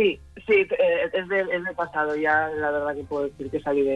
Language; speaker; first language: Spanish; native; Spanish